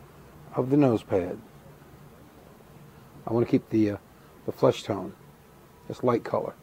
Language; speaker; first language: English; native; English